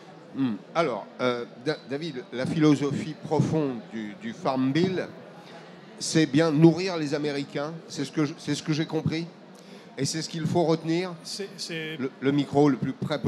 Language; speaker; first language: French; native; French